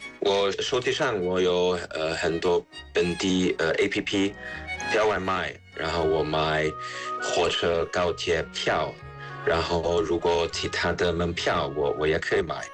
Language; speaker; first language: Chinese; non-native, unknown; German